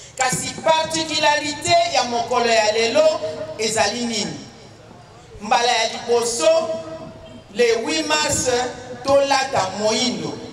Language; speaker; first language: Lingala; native; Lingala